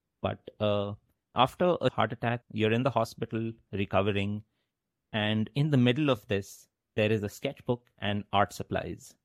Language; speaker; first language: English; non-native, local second language; Hindi